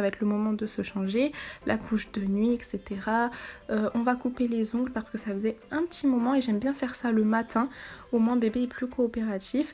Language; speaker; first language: French; native; French